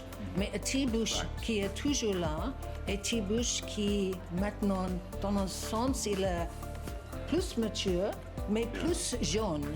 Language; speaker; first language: French; non-native, learner; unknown